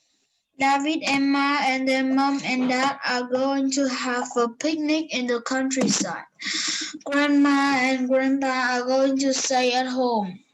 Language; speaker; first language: English; non-native, learner; Vietnamese